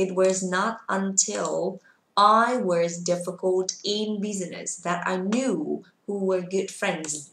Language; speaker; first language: English; non-native, fluent; Vietnamese